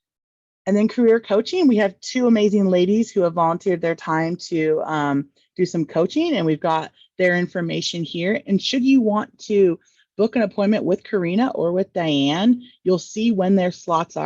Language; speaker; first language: English; native; English